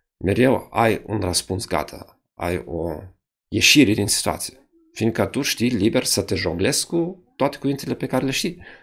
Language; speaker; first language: Romanian; non-native, fluent; German